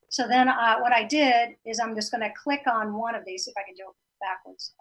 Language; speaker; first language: English; native; English